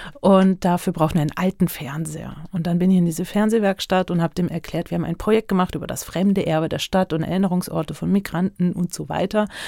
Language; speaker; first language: German; early bilingual, other home language; Turkish